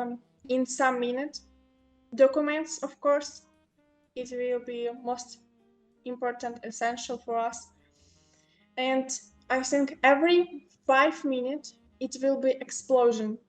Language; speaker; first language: English; non-native, local second language; Ukrainian